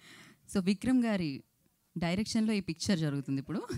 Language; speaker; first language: Telugu; native; Telugu